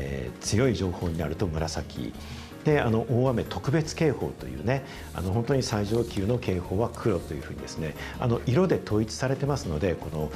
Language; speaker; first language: Japanese; native; Japanese